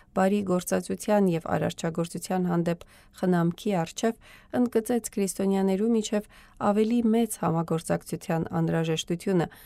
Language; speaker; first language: Armenian; native; Armenian